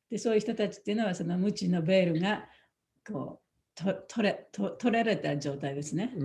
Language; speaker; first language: Japanese; native; Japanese